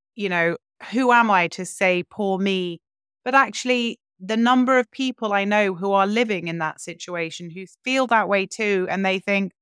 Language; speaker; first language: English; native; English